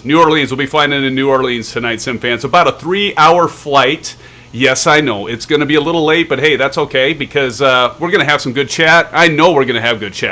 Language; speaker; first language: English; native; English